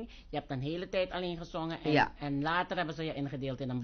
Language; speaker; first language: Dutch; native; Dutch